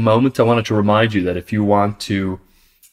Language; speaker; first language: English; native; English